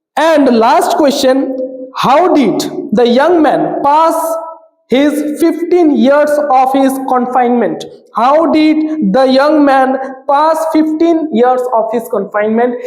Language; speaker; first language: English; non-native, local second language; Bangla